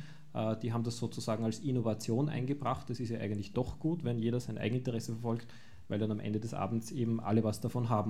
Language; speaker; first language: German; native; German